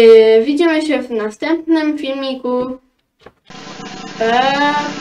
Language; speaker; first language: Polish; early bilingual, heritage; Polish